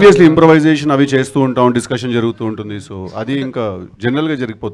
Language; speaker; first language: Telugu; native; Telugu